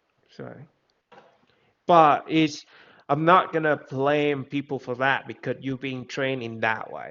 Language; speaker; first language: English; non-native, fluent; Vietnamese